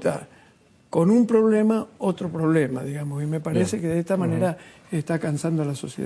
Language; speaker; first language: Spanish; native; Spanish